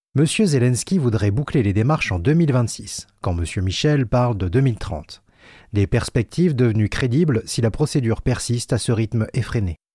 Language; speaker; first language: French; native; French